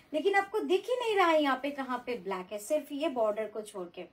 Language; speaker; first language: Hindi; non-native, local second language; Bangla